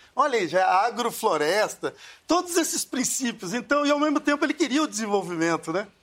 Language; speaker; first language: Portuguese; native; Portuguese